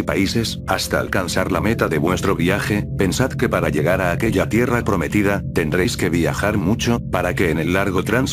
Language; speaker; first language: Spanish; native; Spanish